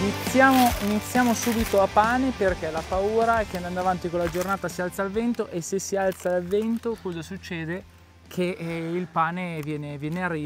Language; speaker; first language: Italian; native; Italian